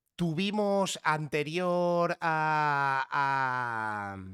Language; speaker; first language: Spanish; native; Spanish